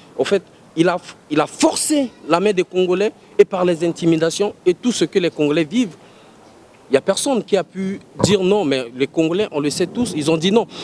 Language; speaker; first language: French; non-native, local second language; Lingala